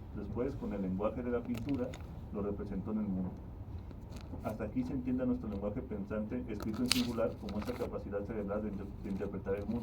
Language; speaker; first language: Spanish; native; Spanish